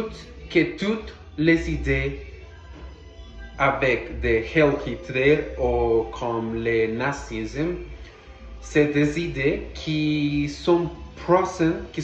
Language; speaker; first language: French; non-native, learner; Portuguese